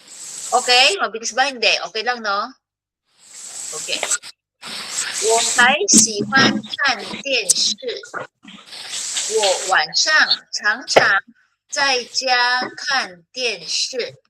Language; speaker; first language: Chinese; non-native, fluent; Filipino